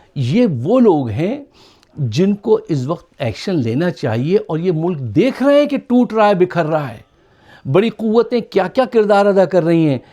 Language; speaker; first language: Urdu; native; Urdu